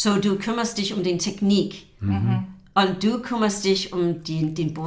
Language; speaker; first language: German; non-native, fluent; English